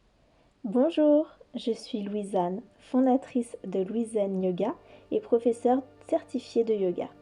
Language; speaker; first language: French; native; French